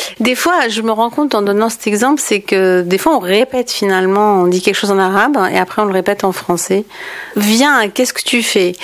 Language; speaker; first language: French; native; French